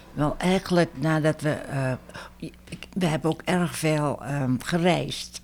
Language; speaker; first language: Dutch; native; Dutch